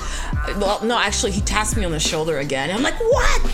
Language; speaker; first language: English; non-native, fluent; French